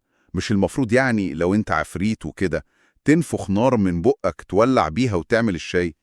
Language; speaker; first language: Arabic; native; Arabic